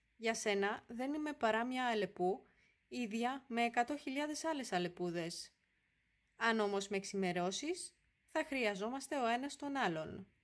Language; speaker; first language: Greek; non-native, fluent; Polish